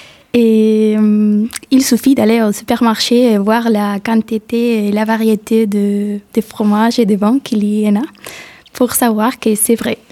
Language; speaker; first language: French; non-native, fluent; Galician